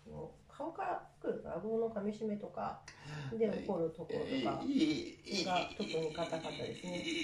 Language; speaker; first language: Japanese; native; Japanese